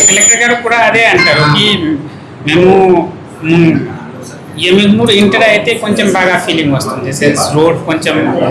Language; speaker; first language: Telugu; non-native, fluent; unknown